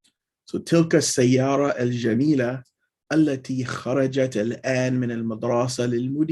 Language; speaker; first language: Arabic; non-native, fluent; English